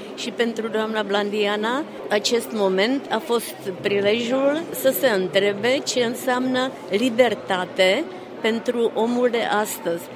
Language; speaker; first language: Romanian; non-native, fluent; Czech